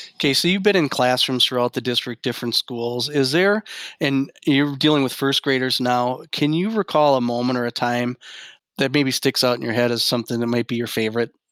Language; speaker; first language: English; native; English